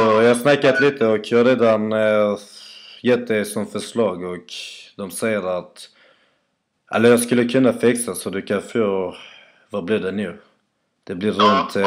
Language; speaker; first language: Swedish; native; Swedish